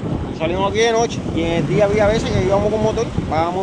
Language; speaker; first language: Spanish; native; Spanish